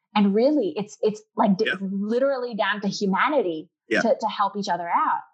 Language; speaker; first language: English; non-native, local second language; Urdu